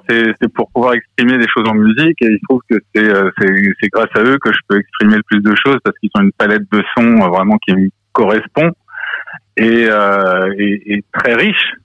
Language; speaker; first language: French; early bilingual, other home language; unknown